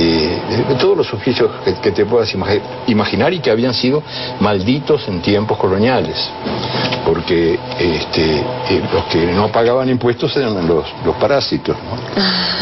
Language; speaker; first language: Spanish; native; Spanish